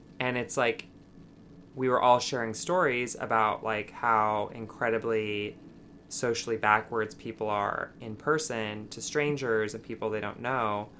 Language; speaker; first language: English; native; English